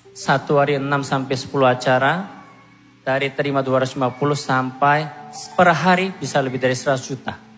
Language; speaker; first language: Indonesian; non-native, fluent; Korean